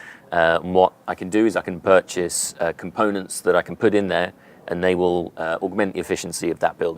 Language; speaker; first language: English; native; English